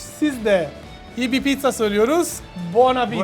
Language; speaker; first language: Turkish; non-native, learner; Italian